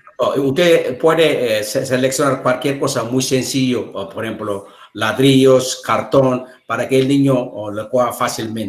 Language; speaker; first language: Spanish; non-native, learner; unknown